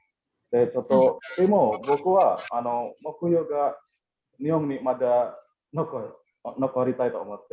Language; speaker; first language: Japanese; non-native, learner; Indonesian